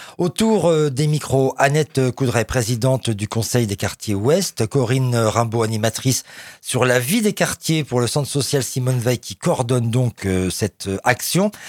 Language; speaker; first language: French; native; French